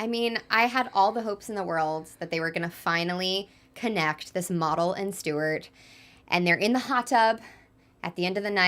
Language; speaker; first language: English; native; English